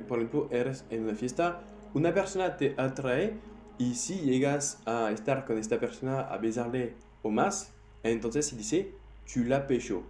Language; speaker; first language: Spanish; non-native, fluent; French